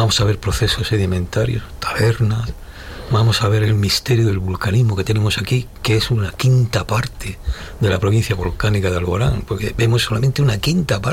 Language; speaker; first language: Spanish; native; Spanish